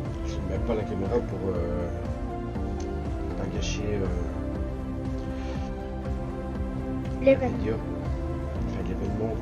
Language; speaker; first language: French; native; French